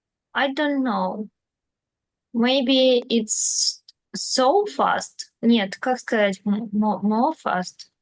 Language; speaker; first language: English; non-native, learner; Russian